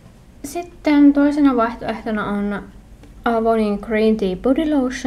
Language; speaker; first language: Finnish; native; Finnish